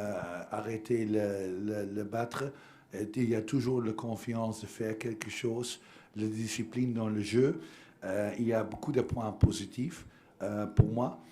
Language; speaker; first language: French; non-native, learner; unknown